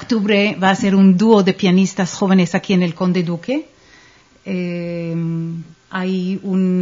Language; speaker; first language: Spanish; non-native, fluent; Hebrew